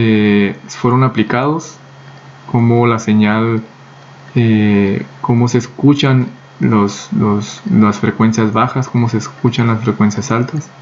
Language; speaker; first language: Spanish; native; Spanish